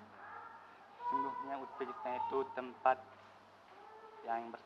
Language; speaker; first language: Indonesian; non-native, learner; Uzbek